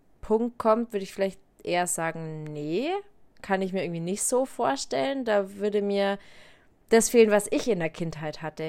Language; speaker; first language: German; native; German